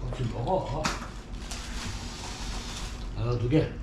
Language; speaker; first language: Korean; native; Korean